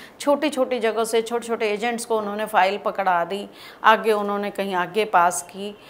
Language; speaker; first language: Hindi; native; Hindi